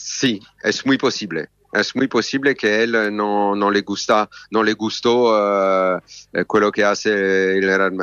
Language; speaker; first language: Spanish; non-native, learner; French